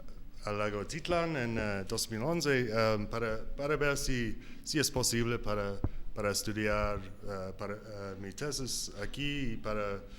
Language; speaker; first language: Spanish; non-native, learner; English